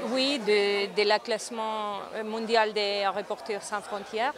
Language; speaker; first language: French; non-native, fluent; Spanish